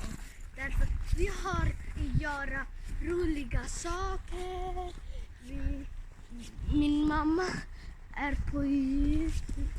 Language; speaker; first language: Swedish; early bilingual, other home language; Somali